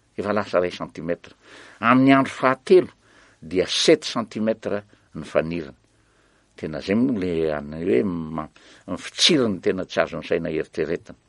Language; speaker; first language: Malagasy; native; Malagasy